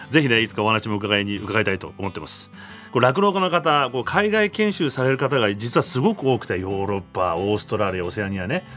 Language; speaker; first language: Japanese; native; Japanese